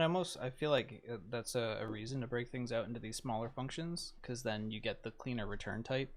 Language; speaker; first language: English; native; English